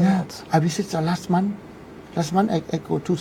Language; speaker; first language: English; non-native, learner; Thai